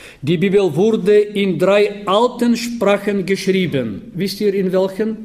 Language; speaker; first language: German; non-native, fluent; Bulgarian